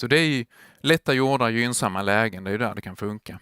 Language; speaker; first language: Swedish; native; Swedish